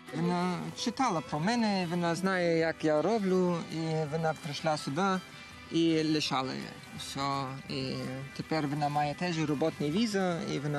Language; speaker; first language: Ukrainian; non-native, learner; German